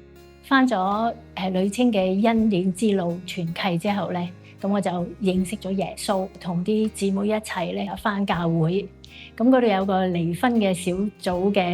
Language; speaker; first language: Cantonese; native; Cantonese